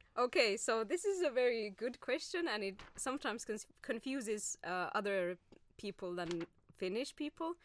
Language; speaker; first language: English; non-native, fluent; Finnish